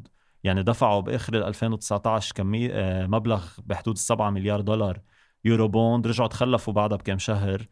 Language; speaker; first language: Arabic; native; Arabic